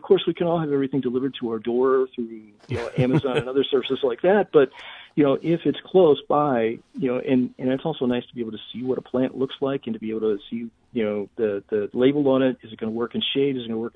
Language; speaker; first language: English; native; English